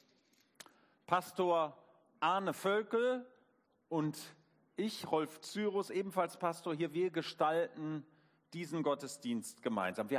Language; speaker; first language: German; native; German